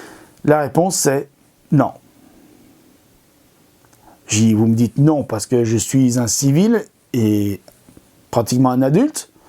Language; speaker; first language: French; native; French